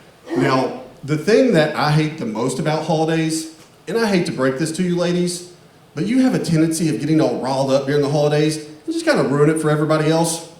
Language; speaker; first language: English; native; English